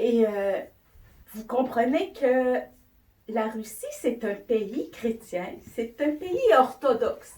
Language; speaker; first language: French; native; French